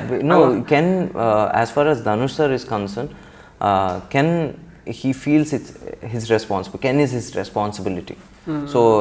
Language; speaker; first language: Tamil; non-native, local second language; Telugu